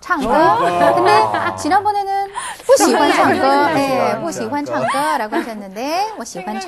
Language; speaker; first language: Chinese; non-native, fluent; Korean